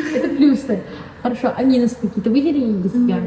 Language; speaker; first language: Russian; native; Russian